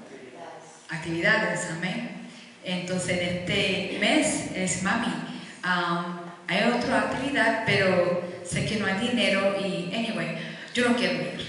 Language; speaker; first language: Spanish; early bilingual, heritage; Spanish